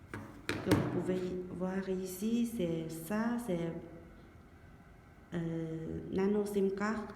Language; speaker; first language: French; non-native, learner; Chinese